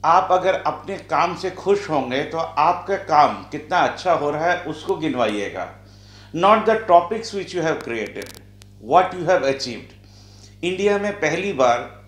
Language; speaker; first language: Hindi; non-native, local second language; Bangla